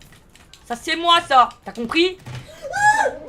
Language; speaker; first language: French; native; French